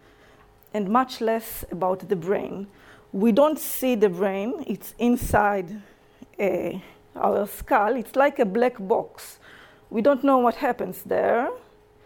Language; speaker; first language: English; non-native, fluent; Hebrew